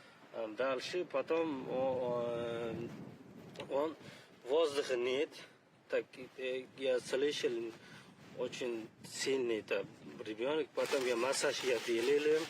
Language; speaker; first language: Russian; non-native, learner; Uzbek